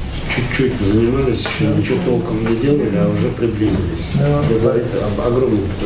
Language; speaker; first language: Russian; native; Russian